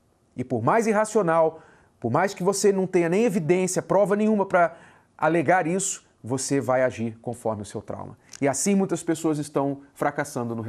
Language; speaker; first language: Portuguese; native; Portuguese